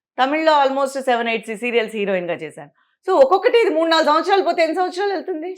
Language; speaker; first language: Telugu; native; Telugu